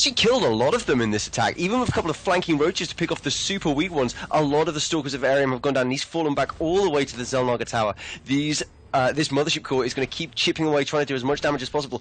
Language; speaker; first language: English; native; English